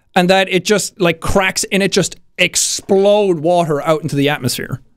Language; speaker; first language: English; native; English